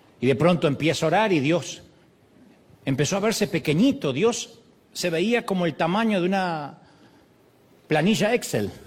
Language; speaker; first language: Spanish; native; Spanish